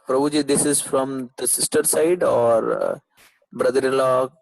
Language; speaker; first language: English; non-native, local second language; Hindi